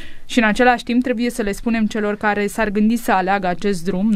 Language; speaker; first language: Romanian; native; Romanian